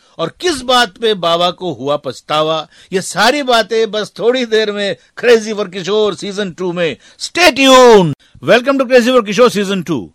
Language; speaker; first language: Hindi; native; Hindi